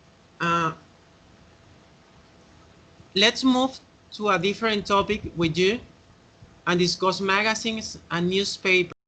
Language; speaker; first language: English; non-native, fluent; Spanish